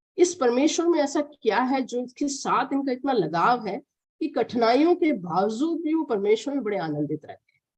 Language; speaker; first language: Hindi; non-native, local second language; Malayalam